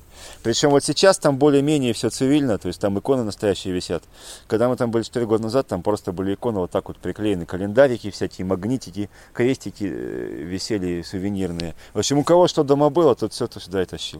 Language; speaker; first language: Russian; native; Russian